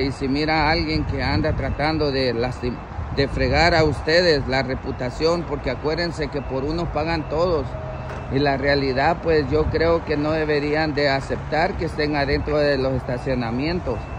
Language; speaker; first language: Spanish; native; Spanish